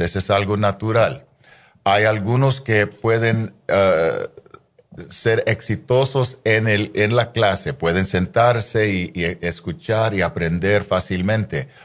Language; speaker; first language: Spanish; non-native, fluent; English